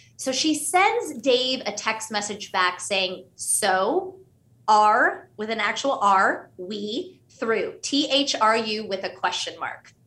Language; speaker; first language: English; early bilingual, other home language; Hindi